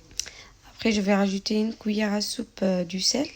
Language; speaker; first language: French; non-native, local second language; Arabic